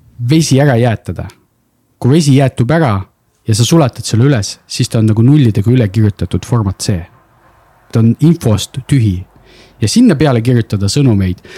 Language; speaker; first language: Estonian; non-native, local second language; Russian